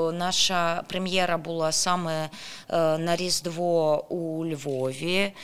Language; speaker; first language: Ukrainian; non-native, local second language; Russian